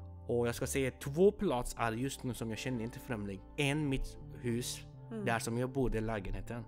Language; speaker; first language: Swedish; non-native, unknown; Persian